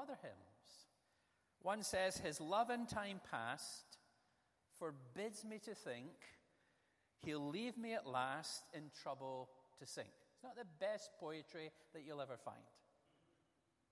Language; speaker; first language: English; native; English